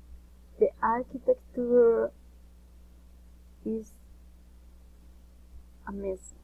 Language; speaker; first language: English; non-native, learner; Spanish